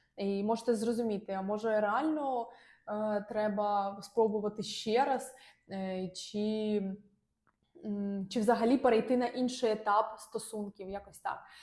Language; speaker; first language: Ukrainian; non-native, local second language; Russian